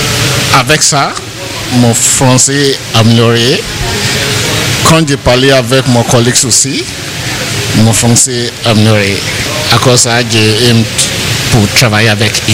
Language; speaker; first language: French; non-native, learner; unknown